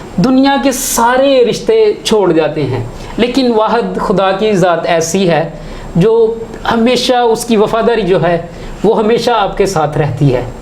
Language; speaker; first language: Urdu; non-native, local second language; Punjabi